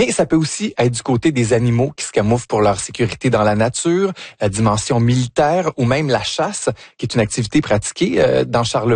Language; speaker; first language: French; native; French